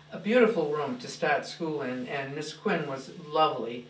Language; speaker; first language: English; native; English